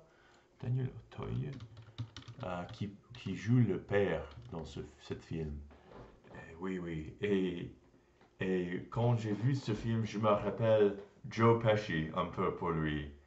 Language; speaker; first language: French; non-native, learner; English